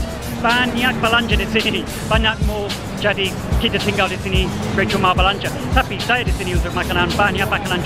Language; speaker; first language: Indonesian; non-native, fluent; English